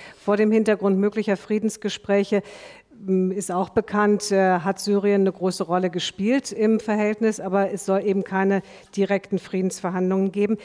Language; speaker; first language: German; native; German